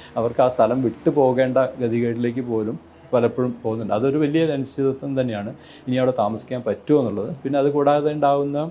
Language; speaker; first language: Malayalam; native; Malayalam